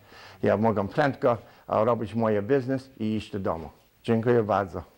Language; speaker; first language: Polish; early bilingual, heritage; Polish